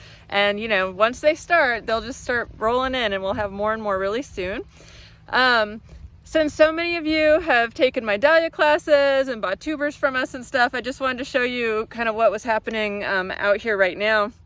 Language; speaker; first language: English; native; English